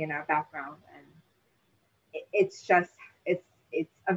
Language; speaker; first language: English; native; English